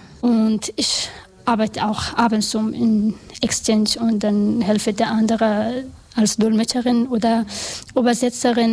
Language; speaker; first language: German; non-native, learner; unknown